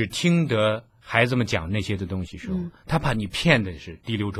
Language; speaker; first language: Chinese; native; Chinese